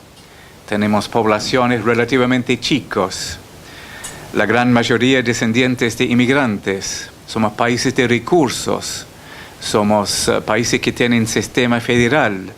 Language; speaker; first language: Spanish; non-native, fluent; English